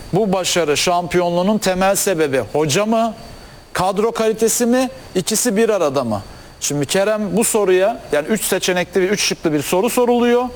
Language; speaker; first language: Turkish; native; Turkish